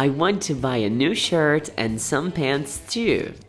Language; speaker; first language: English; non-native, fluent; Portuguese